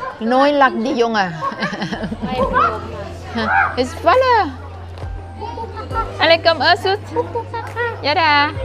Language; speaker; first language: Dutch; non-native, learner; Thai